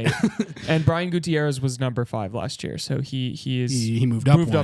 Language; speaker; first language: English; native; English